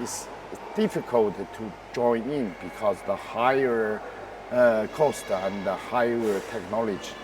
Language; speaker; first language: English; non-native, learner; Chinese